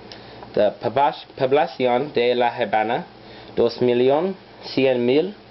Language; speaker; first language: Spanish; non-native, learner; English